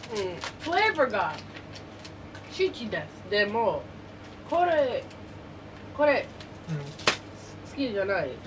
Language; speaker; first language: Japanese; non-native, learner; English